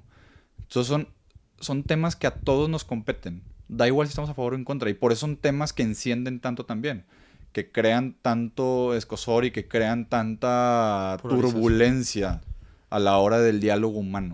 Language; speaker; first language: Spanish; native; Spanish